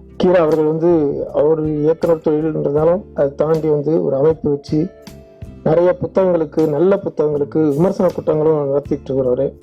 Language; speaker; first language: Tamil; native; Tamil